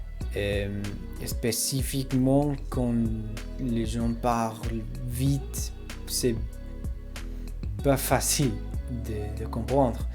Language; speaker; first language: French; non-native, learner; English